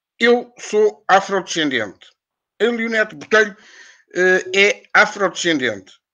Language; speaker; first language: Portuguese; native; Portuguese